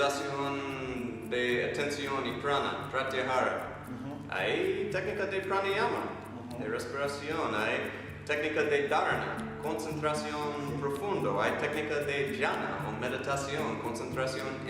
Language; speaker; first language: Spanish; non-native, fluent; English